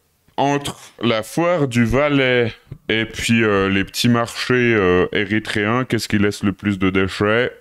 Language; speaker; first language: French; native; French